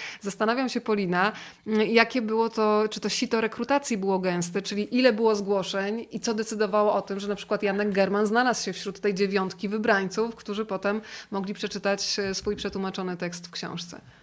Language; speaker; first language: Polish; native; Polish